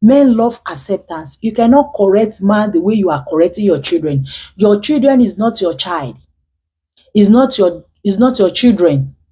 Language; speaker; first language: English; non-native, local second language; Yoruba